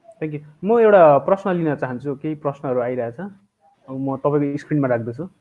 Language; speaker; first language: Nepali; native; Nepali